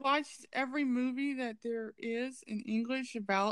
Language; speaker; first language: English; native; English